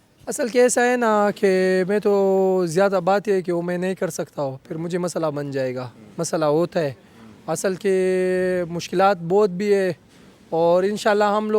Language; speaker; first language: Hindi; non-native, local second language; Pashto